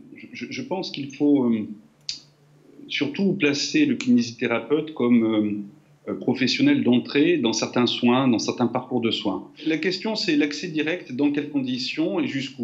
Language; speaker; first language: French; native; French